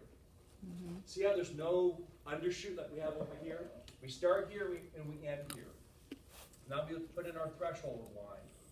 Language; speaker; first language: English; native; English